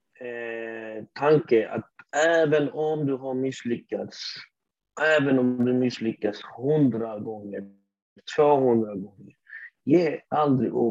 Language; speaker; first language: Swedish; early bilingual, other home language; Arabic